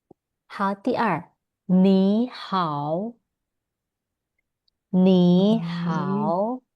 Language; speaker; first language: Chinese; non-native, fluent; Indonesian